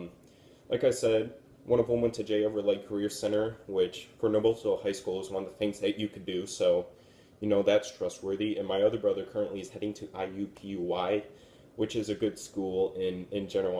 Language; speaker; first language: English; native; English